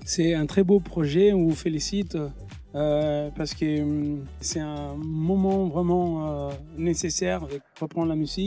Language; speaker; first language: French; non-native, fluent; Spanish